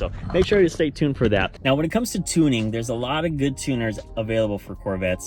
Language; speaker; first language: English; native; English